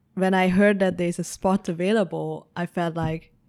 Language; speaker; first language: English; early bilingual, heritage; Hungarian